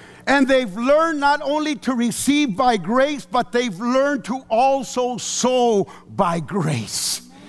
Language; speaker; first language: English; early bilingual, other home language; Spanish